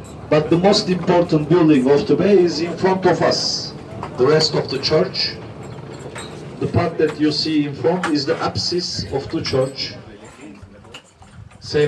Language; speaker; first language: English; non-native, fluent; Turkish